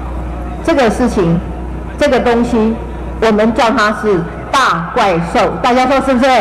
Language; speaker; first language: Chinese; native; Chinese